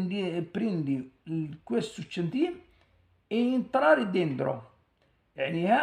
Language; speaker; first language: Italian; non-native, learner; Arabic